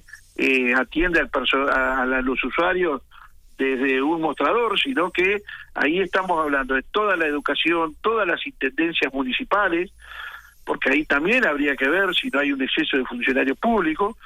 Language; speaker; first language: Spanish; native; Spanish